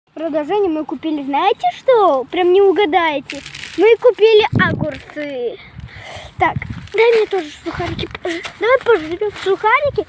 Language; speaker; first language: Russian; native; Russian